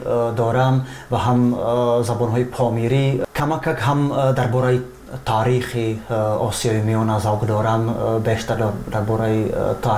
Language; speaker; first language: Tajik; non-native, fluent; Czech